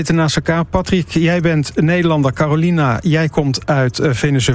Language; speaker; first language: Dutch; native; Dutch